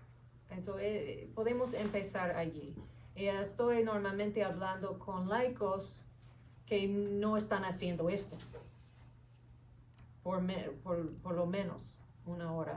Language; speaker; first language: Spanish; non-native, fluent; English